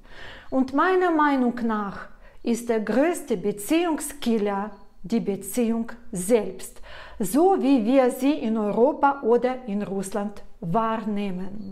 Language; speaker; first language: German; non-native, fluent; Russian